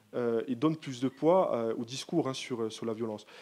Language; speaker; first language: French; native; French